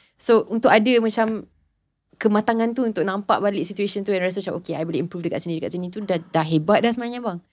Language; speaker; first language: Malay; non-native, local second language; English